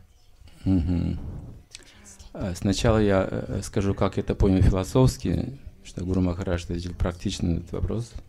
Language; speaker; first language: Russian; native; Russian